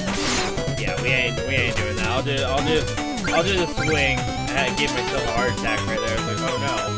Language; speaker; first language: English; native; English